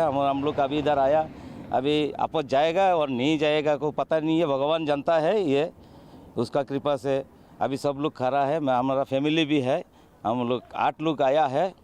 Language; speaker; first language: Hindi; non-native, local second language; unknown